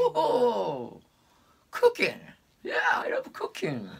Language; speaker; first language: English; non-native, learner; Japanese